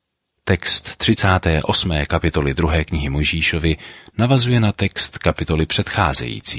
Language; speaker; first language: Czech; native; Czech